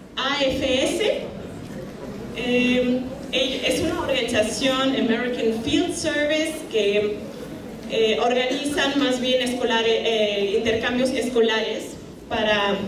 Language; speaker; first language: Spanish; non-native, fluent; German